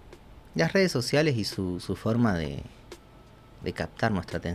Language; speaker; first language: Spanish; native; Spanish